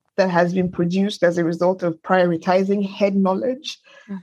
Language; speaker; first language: English; non-native, local second language; Yoruba